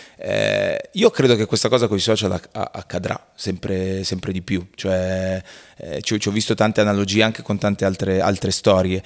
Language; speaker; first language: Italian; native; Italian